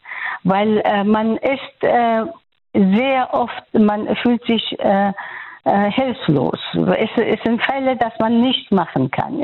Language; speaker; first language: German; non-native, fluent; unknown